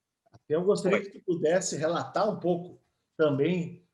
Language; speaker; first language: Portuguese; native; Portuguese